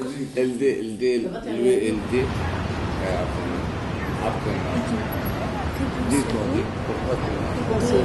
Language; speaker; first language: French; non-native, learner; Arabic